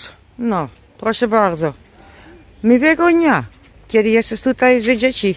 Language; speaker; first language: Polish; non-native, learner; Dutch